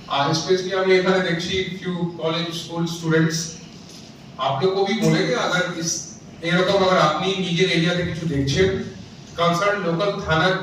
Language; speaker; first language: Hindi; native; Hindi